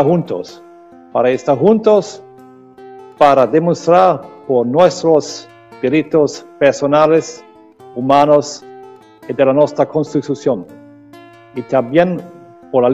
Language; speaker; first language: Spanish; non-native, learner; German